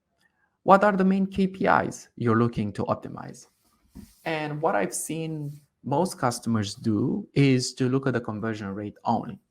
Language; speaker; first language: English; non-native, fluent; Romanian